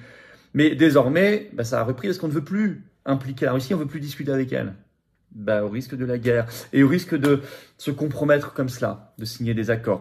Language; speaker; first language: French; native; French